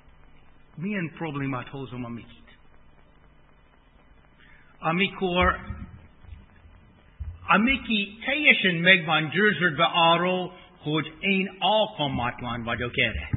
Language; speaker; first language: Hungarian; non-native, fluent; English